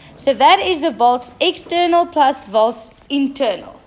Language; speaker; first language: English; non-native, local second language; Afrikaans